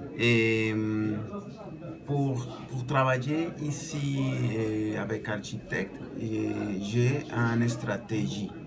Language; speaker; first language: French; non-native, learner; Spanish